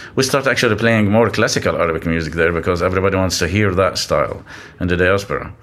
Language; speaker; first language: English; non-native, fluent; Arabic